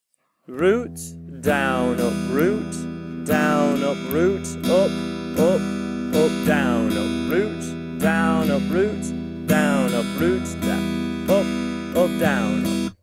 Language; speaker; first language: English; native; English